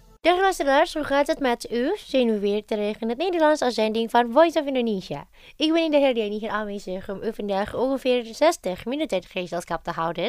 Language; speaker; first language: Dutch; non-native, fluent; Indonesian